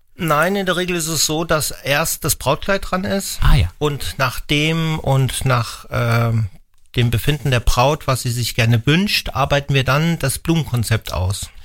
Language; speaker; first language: German; native; German